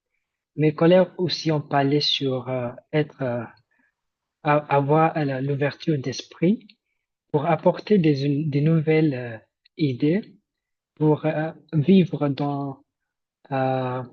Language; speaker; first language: French; non-native, fluent; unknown